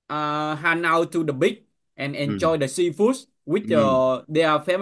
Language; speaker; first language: English; non-native, learner; Vietnamese